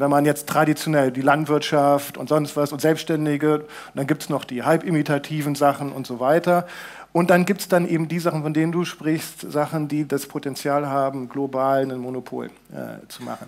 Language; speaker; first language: German; native; German